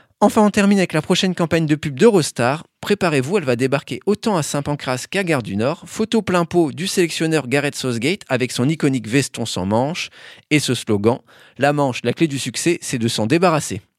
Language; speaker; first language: French; native; French